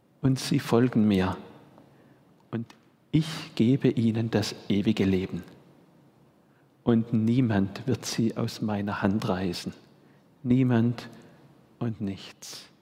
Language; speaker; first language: German; native; German